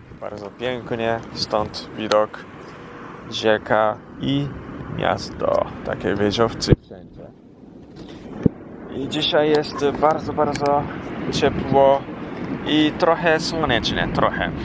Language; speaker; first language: Polish; non-native, fluent; Japanese